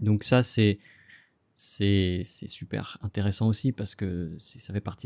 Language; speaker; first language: French; native; French